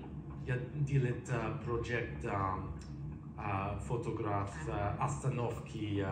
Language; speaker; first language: Russian; non-native, learner; English